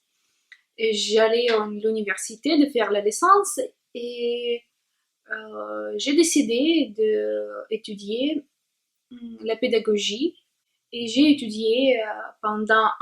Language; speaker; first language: French; non-native, learner; Russian